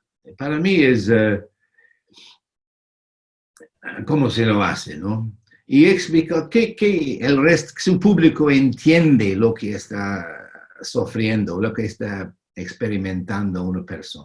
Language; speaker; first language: Spanish; non-native, fluent; English